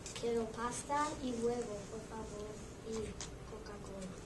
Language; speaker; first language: Spanish; non-native, learner; English